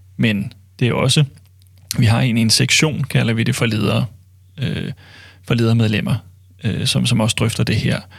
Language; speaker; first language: Danish; native; Danish